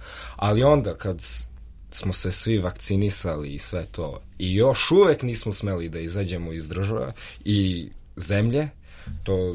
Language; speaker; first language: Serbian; early bilingual, heritage; Serbian